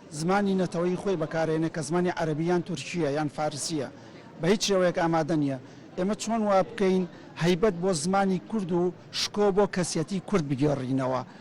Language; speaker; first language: Central Kurdish; native; Central Kurdish